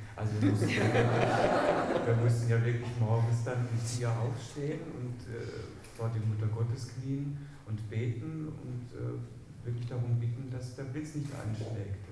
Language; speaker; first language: German; early bilingual, other home language; Spanish